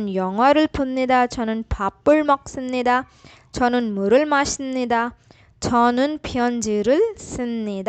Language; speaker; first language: Korean; non-native, learner; Urdu